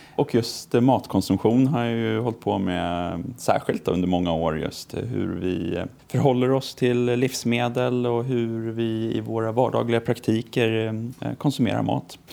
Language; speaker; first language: Swedish; native; Swedish